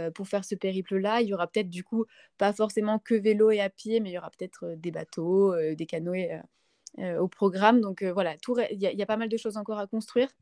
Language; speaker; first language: French; native; French